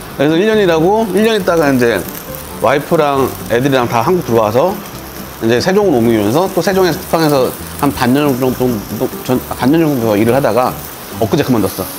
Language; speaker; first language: Korean; native; Korean